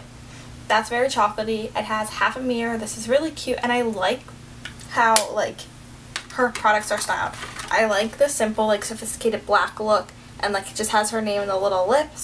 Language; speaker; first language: English; native; English